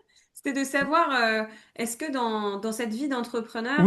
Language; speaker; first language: French; native; French